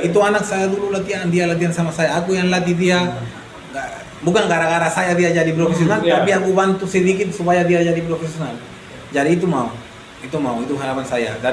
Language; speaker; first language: Indonesian; non-native, fluent; Spanish